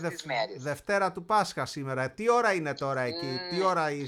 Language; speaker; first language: Greek; native; Greek